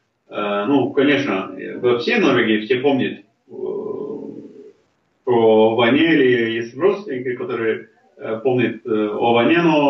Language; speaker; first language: Russian; non-native, fluent; Norwegian